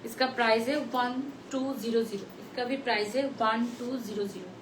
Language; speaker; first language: Hindi; non-native, local second language; Bangla